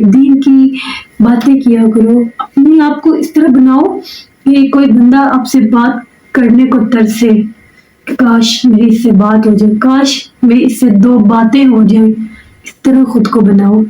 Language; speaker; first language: Urdu; native; Urdu